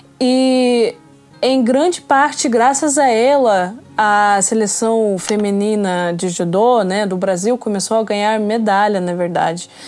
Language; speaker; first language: Portuguese; non-native, fluent; Russian